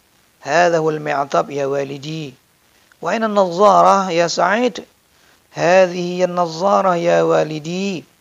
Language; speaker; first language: Arabic; non-native, fluent; Indonesian